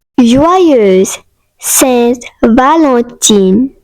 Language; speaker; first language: French; non-native, fluent; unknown